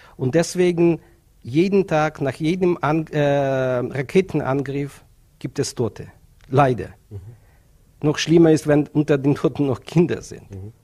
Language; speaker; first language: German; non-native, fluent; Ukrainian